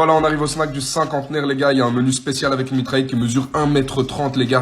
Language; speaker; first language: French; native; French